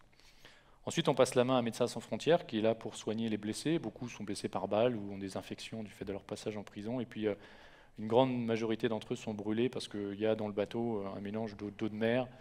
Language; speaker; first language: French; native; French